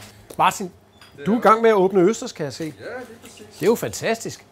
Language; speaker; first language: Danish; native; Danish